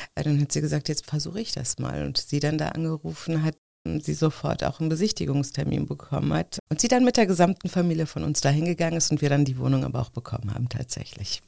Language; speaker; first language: German; early bilingual, other home language; Turkish